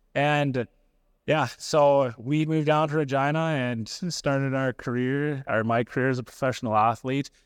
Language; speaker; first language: English; native; English